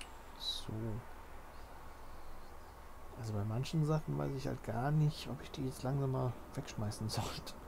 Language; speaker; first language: German; native; German